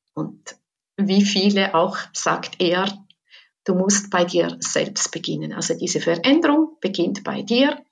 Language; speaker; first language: German; native; German